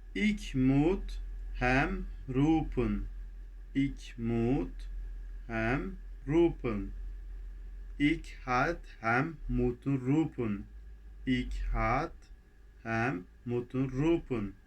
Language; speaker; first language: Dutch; non-native, fluent; Turkish